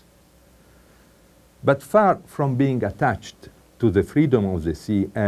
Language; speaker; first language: English; non-native, fluent; Italian